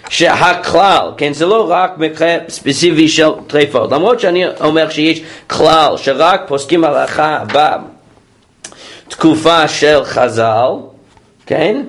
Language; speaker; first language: Hebrew; non-native, fluent; English